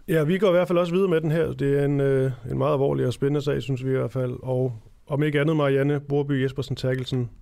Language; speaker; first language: Danish; native; Danish